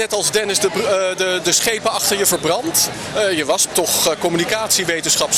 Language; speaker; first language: Dutch; native; Dutch